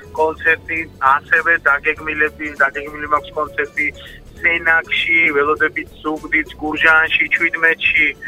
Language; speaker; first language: Georgian; native; Georgian